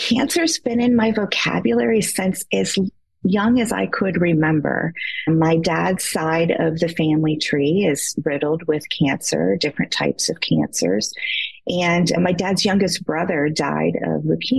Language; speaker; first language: English; native; English